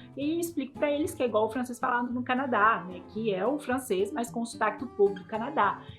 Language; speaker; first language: Portuguese; native; Portuguese